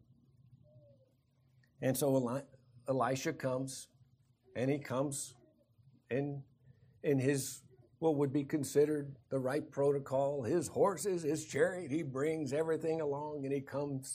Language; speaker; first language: English; native; English